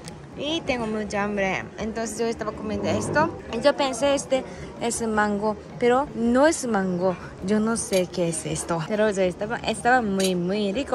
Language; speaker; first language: Spanish; non-native, learner; Japanese